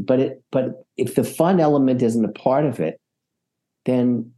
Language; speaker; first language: English; native; English